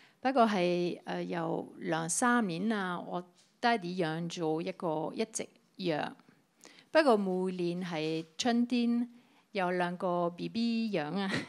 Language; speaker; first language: Cantonese; non-native, fluent; French